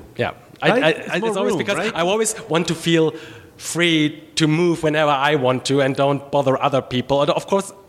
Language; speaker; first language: English; non-native, fluent; German